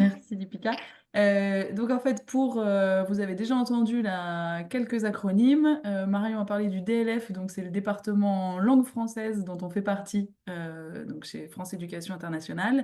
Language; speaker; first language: French; native; French